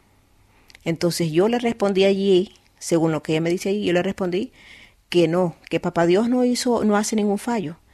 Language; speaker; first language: Spanish; native; Spanish